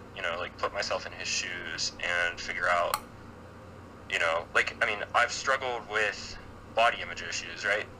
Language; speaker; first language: English; native; English